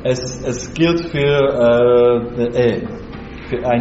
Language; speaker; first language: German; non-native, learner; Slovak